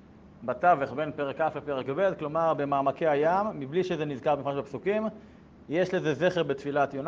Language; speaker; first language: Hebrew; native; Hebrew